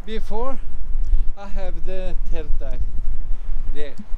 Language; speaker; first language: English; non-native, learner; Norwegian